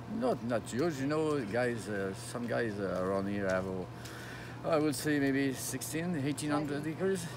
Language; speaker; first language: English; non-native, fluent; French